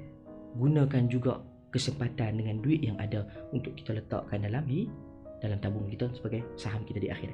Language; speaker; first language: Malay; native; Malay